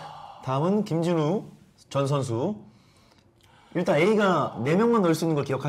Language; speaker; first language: Korean; native; Korean